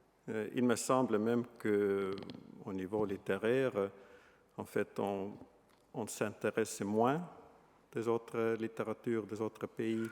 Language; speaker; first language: French; non-native, fluent; Estonian